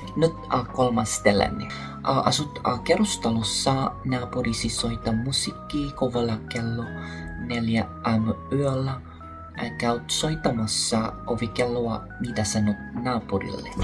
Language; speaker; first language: Finnish; non-native, learner; Filipino